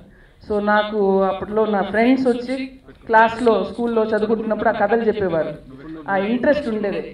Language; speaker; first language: Telugu; native; Telugu